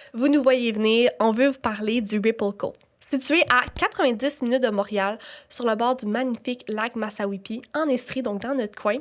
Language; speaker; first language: French; native; French